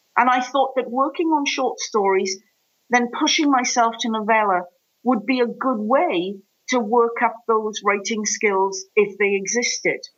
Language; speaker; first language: English; native; English